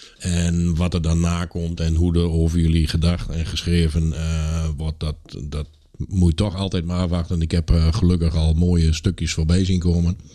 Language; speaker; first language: Dutch; native; Dutch